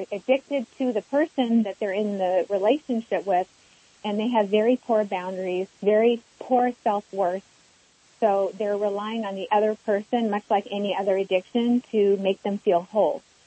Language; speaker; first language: English; native; English